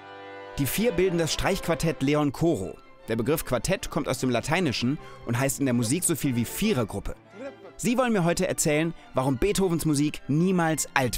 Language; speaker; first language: German; native; German